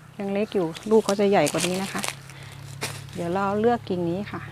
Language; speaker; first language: Thai; native; Thai